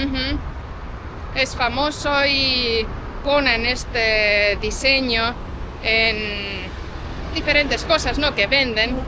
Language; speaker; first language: Spanish; non-native, fluent; Estonian